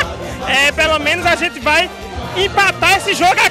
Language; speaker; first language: Portuguese; native; Portuguese